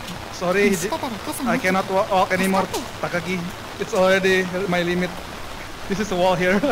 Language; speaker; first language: English; non-native, fluent; Indonesian